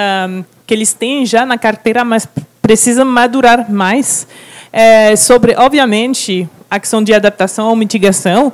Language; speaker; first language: Portuguese; non-native, fluent; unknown